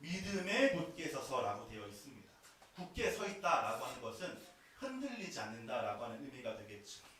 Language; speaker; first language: Korean; native; Korean